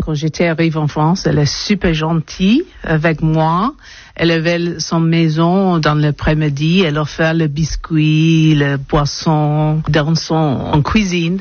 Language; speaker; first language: French; non-native, learner; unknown